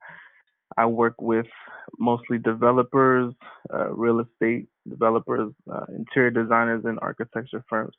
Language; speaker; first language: English; native; English